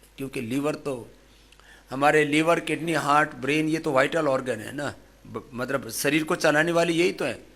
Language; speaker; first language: Hindi; native; Hindi